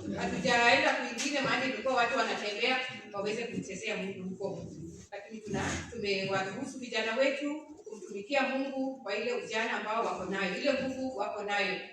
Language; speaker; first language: Swahili; non-native, local second language; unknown